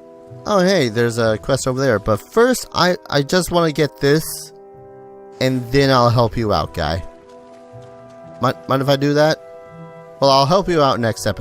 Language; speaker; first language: English; native; English